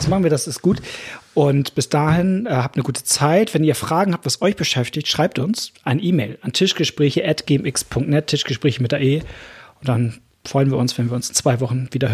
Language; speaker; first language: German; native; German